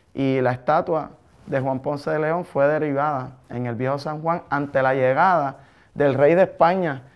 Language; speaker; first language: Spanish; native; Spanish